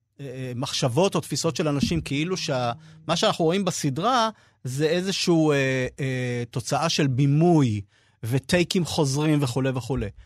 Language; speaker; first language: Hebrew; native; Hebrew